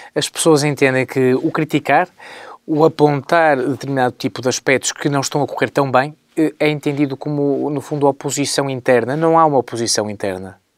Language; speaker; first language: Portuguese; native; Portuguese